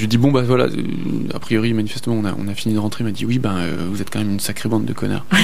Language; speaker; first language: French; native; French